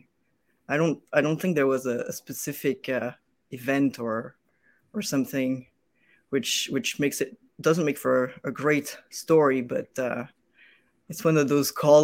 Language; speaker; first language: English; non-native, fluent; French